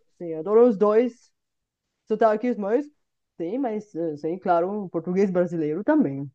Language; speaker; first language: Portuguese; non-native, fluent; Bulgarian